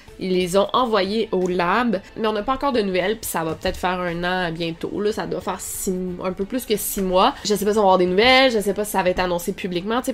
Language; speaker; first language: French; native; French